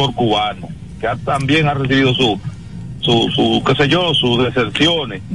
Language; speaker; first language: Spanish; native; Spanish